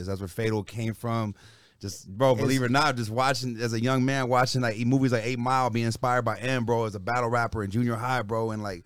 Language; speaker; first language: English; native; English